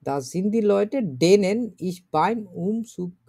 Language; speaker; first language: German; non-native, fluent; Bangla